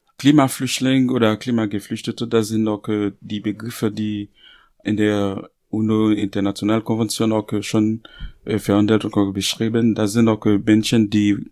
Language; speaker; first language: German; non-native, fluent; Haitian Creole